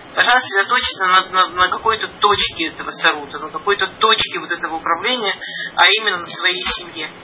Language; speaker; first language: Russian; early bilingual, heritage; Russian